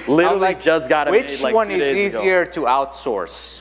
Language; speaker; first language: English; non-native, fluent; German